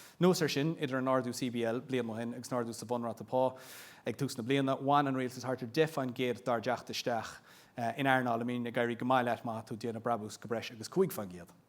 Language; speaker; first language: Irish; non-native, local second language; English